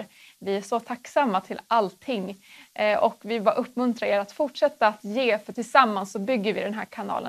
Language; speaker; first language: Swedish; native; Swedish